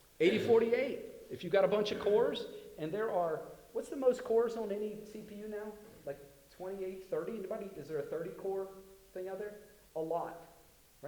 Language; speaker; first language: English; native; English